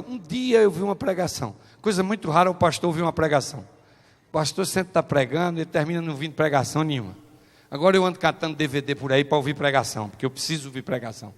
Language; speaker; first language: Portuguese; native; Portuguese